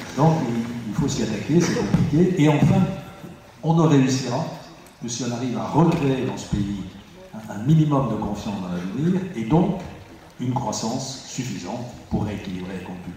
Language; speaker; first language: French; native; French